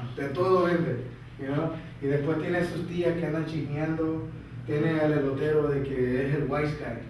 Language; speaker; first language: Spanish; early bilingual, heritage; Spanish